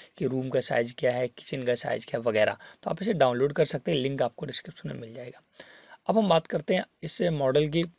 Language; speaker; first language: Hindi; native; Hindi